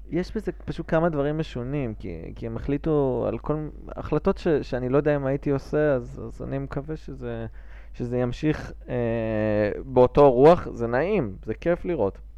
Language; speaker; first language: Hebrew; native; Hebrew